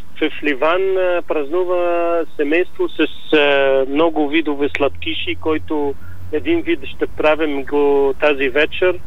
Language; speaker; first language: Bulgarian; non-native, learner; Arabic